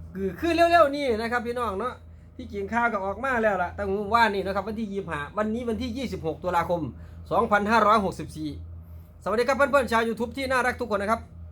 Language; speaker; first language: Thai; native; Thai